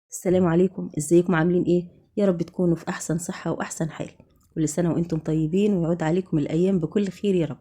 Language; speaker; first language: Arabic; native; Arabic